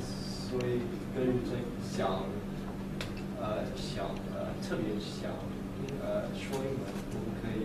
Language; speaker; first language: Chinese; non-native, learner; English